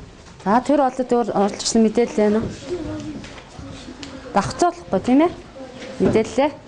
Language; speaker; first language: Mongolian; native; Mongolian